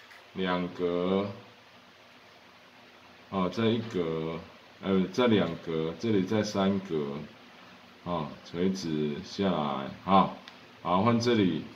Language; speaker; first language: Chinese; native; Chinese